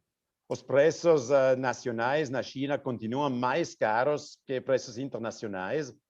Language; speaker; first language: Portuguese; non-native, fluent; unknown